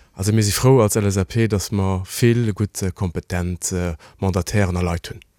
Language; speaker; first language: Luxembourgish; native; Luxembourgish